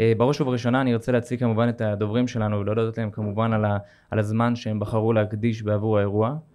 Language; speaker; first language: Hebrew; native; Hebrew